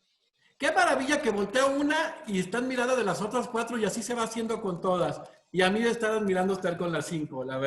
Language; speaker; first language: Spanish; native; Spanish